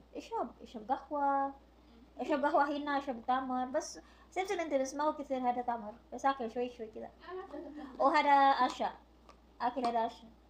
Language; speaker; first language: Arabic; non-native, learner; Filipino